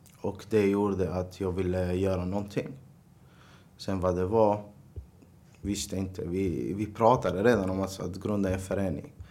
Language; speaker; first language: Swedish; early bilingual, other home language; Arabic